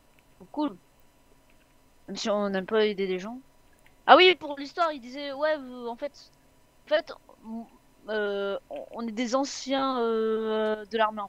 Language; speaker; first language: French; native; French